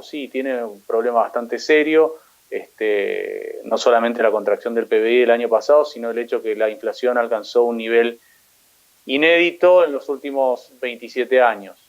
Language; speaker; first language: Spanish; native; Spanish